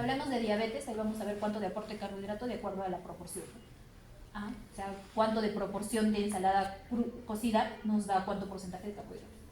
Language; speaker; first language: Spanish; native; Spanish